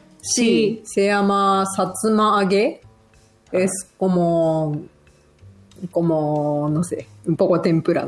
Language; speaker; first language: Spanish; non-native, learner; Japanese